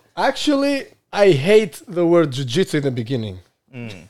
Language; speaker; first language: English; non-native, fluent; Albanian